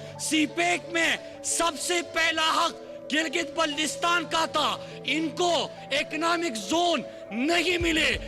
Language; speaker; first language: Urdu; non-native, local second language; Pashto